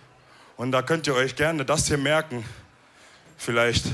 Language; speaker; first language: German; early bilingual, other home language; Wolof